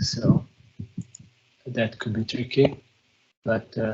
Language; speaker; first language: English; non-native, fluent; Hungarian